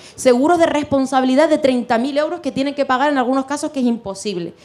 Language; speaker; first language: Spanish; non-native, fluent; Arabic